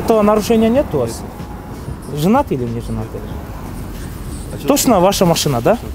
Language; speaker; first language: Russian; non-native, local second language; Kyrgyz